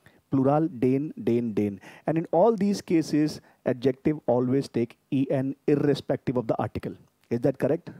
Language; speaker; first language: English; non-native, local second language; Hindi